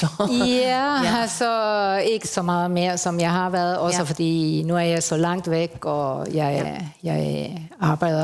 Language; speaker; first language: Danish; non-native, fluent; Spanish